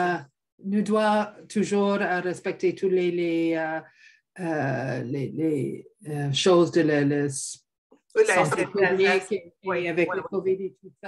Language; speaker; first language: French; non-native, fluent; English